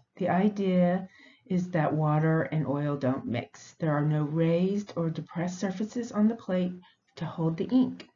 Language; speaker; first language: English; native; English